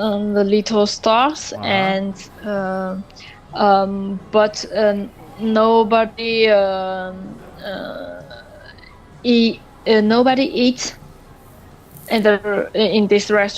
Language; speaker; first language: English; non-native, learner; French